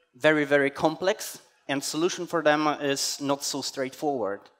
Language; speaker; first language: English; non-native, fluent; Polish